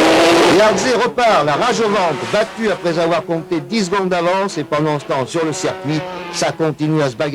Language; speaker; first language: French; native; French